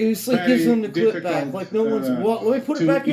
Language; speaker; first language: English; native; English